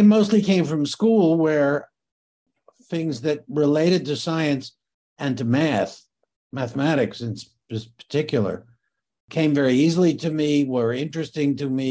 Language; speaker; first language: English; native; English